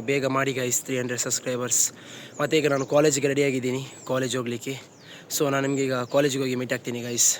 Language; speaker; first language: Kannada; native; Kannada